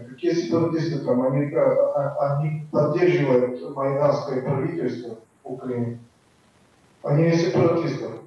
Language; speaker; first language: Russian; non-native, learner; Bulgarian